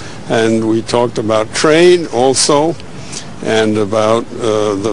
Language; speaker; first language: English; non-native, fluent; Spanish